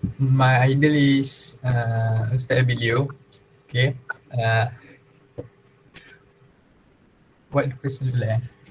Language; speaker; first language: English; non-native, local second language; Malay